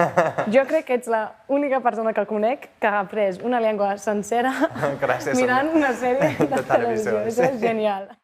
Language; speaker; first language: Catalan; non-native, fluent; English